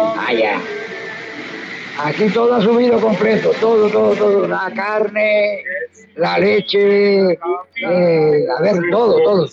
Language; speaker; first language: Spanish; native; Spanish